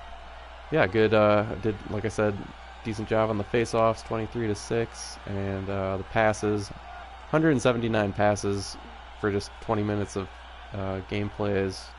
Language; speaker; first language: English; native; English